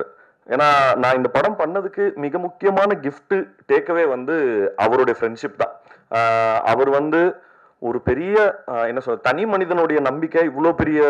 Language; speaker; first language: Tamil; native; Tamil